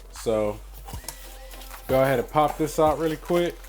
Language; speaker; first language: English; native; English